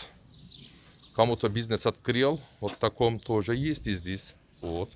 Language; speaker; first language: Russian; non-native, learner; Turkish